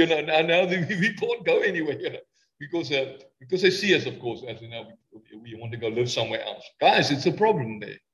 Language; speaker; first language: English; non-native, local second language; Afrikaans